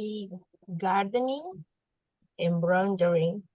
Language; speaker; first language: English; non-native, learner; Spanish